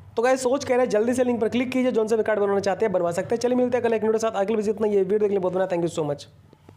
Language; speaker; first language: Hindi; native; Hindi